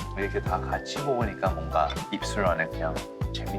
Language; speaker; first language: Korean; early bilingual, heritage; English